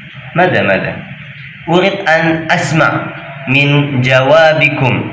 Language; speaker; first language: Arabic; non-native, fluent; Indonesian